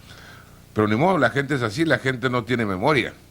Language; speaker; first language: Spanish; native; Spanish